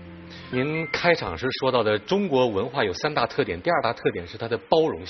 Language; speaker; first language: Chinese; native; Chinese